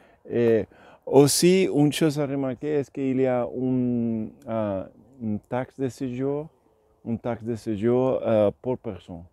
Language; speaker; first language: French; non-native, learner; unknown